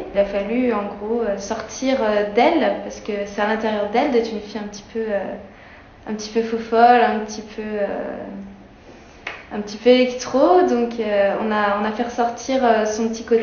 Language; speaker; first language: French; native; French